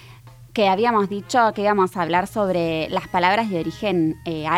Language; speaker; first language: Spanish; native; Spanish